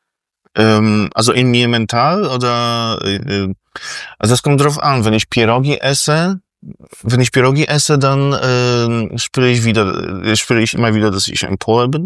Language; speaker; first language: German; non-native, fluent; Polish